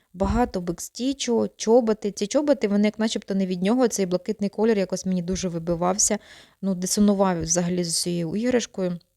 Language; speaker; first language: Ukrainian; non-native, local second language; Russian